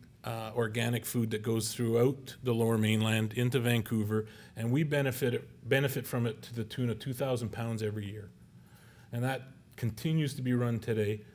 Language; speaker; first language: English; native; English